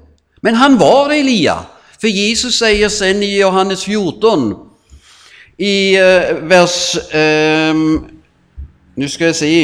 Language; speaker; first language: Swedish; non-native, fluent; German